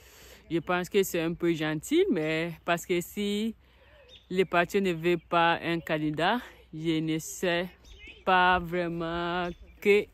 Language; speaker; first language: French; non-native, learner; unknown